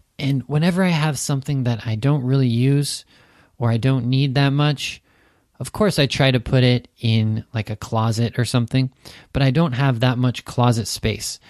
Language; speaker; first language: English; native; English